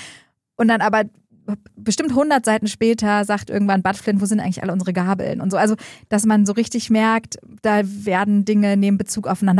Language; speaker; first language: German; native; German